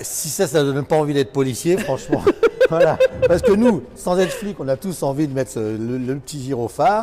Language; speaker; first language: French; native; French